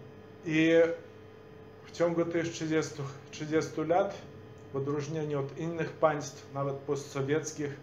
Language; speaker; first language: Polish; non-native, fluent; Belarusian